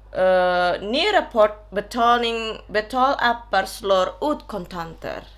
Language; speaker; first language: Swedish; non-native, learner; Indonesian